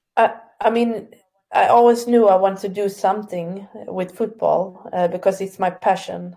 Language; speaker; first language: English; non-native, fluent; Swedish